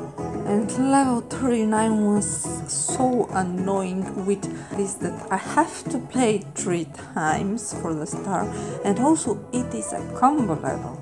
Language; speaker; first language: English; non-native, fluent; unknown